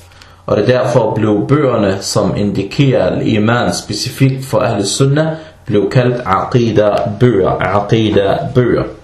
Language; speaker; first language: Danish; non-native, fluent; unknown